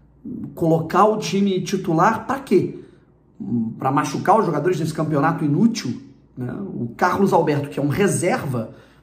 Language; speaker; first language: Portuguese; native; Portuguese